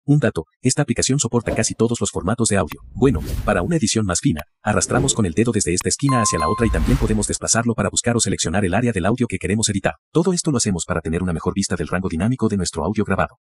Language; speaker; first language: Spanish; native; Spanish